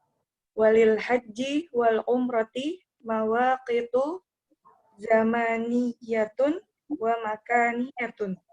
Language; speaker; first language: Arabic; non-native, learner; Indonesian